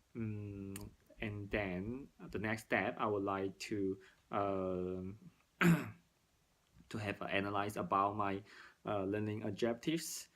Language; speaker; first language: English; non-native, learner; Cantonese